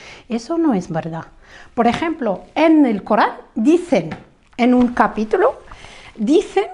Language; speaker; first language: Spanish; non-native, fluent; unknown